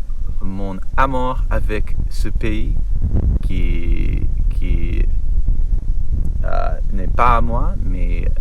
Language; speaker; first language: French; non-native, learner; English